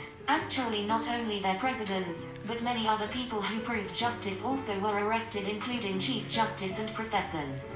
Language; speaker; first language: English; non-native, fluent; Japanese